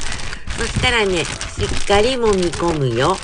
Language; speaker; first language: Japanese; native; Japanese